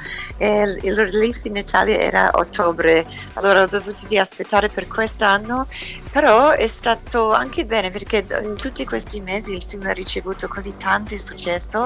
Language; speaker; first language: Italian; early bilingual, heritage; English